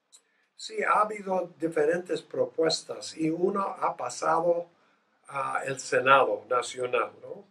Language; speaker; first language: Spanish; non-native, fluent; English